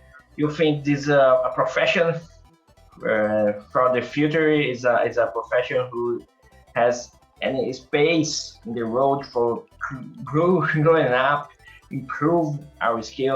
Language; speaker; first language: English; non-native, learner; Portuguese